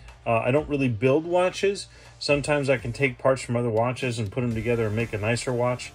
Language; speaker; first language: English; native; English